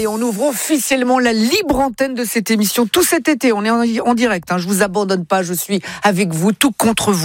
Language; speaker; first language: French; native; French